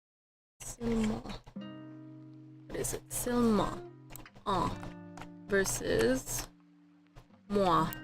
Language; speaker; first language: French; non-native, learner; English